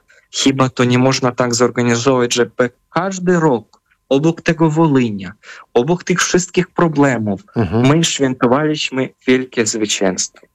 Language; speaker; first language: Polish; non-native, fluent; Ukrainian